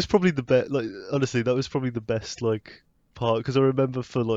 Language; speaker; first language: English; native; English